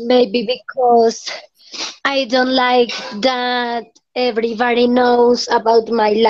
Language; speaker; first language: English; non-native, learner; Spanish